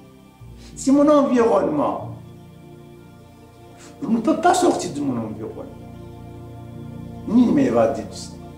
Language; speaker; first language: French; non-native, local second language; Arabic